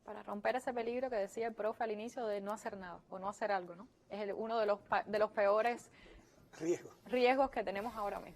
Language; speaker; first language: Spanish; native; Spanish